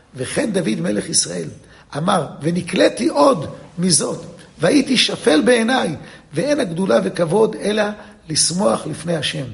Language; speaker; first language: Hebrew; non-native, fluent; English